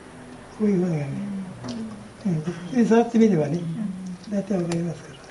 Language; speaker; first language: Japanese; native; Japanese